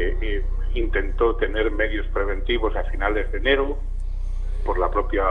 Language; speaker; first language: Spanish; native; Spanish